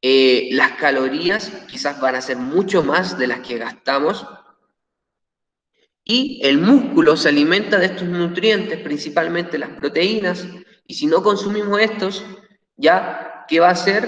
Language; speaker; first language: Spanish; native; Spanish